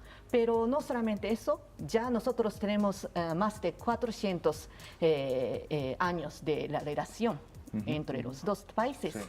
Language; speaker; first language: Spanish; non-native, learner; Japanese